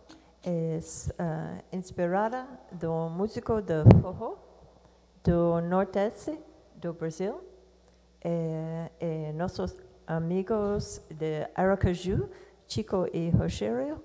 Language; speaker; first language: Portuguese; non-native, learner; English